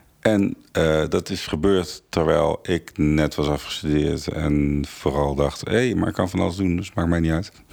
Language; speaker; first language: Dutch; native; Dutch